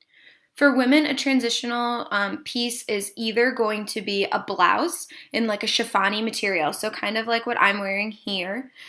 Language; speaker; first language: English; native; English